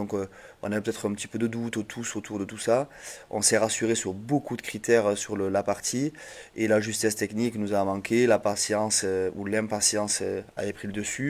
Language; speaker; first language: French; native; French